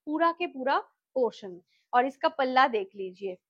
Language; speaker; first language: Hindi; non-native, local second language; Bangla